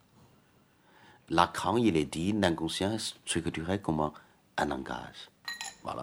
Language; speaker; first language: French; non-native, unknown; Chinese